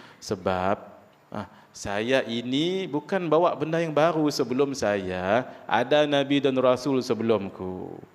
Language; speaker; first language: Malay; native; Malay